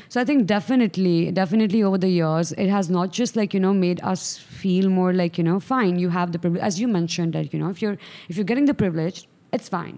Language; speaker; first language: English; non-native, local second language; Sindhi